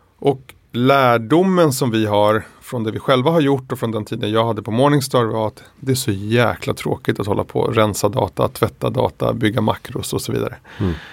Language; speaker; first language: Swedish; early bilingual, other home language; Spanish